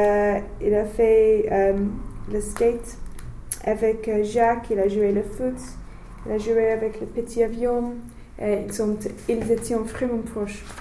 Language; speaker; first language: French; non-native, learner; English